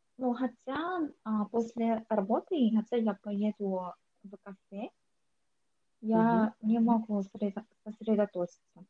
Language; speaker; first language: Russian; non-native, learner; Korean